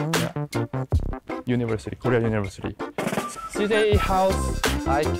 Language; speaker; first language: English; non-native, learner; Korean